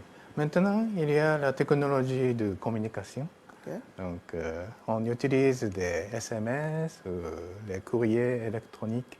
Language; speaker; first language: French; non-native, fluent; Japanese